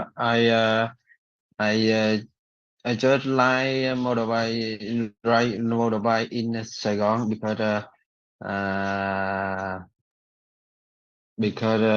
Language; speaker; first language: English; non-native, learner; Vietnamese